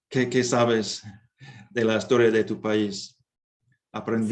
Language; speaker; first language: Spanish; non-native, fluent; English